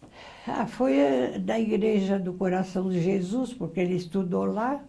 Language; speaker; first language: Portuguese; early bilingual, other home language; Arabic